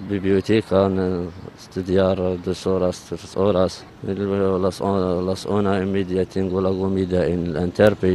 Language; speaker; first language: Spanish; non-native, learner; Arabic